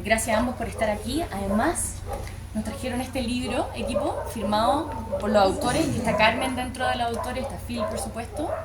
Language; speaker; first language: Spanish; native; Spanish